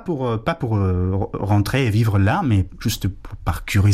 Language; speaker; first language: French; non-native, fluent; Spanish